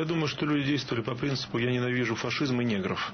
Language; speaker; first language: Russian; native; Russian